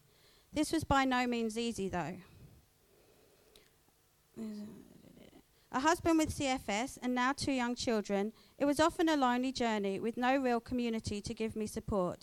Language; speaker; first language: English; native; English